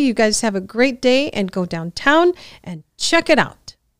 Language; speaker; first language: English; early bilingual, other home language; Spanish